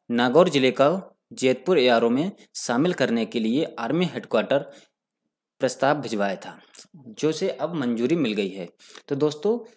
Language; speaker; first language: Hindi; native; Hindi